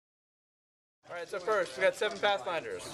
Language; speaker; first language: English; native; English